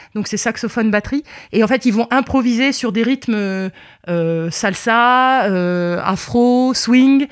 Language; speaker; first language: French; native; French